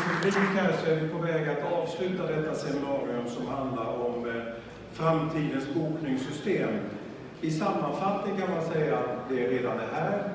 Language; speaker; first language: Swedish; native; Swedish